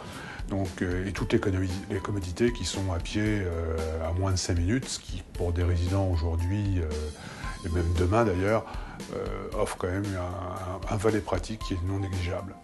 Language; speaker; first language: French; native; French